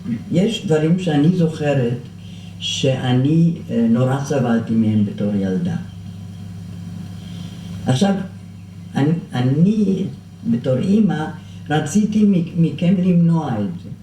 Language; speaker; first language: Hebrew; non-native, fluent; German